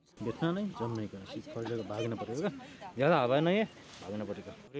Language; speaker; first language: Hindi; non-native, learner; Nepali